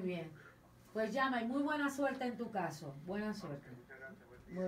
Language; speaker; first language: Spanish; native; Spanish